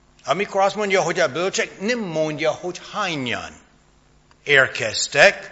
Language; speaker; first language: Hungarian; non-native, fluent; English